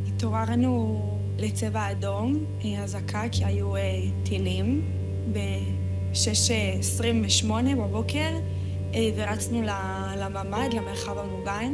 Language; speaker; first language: Hebrew; native; Hebrew